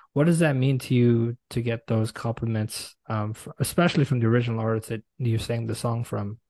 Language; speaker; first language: English; native; English